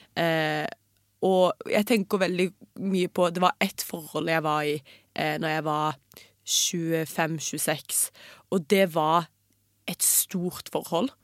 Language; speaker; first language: Norwegian; early bilingual, heritage; Norwegian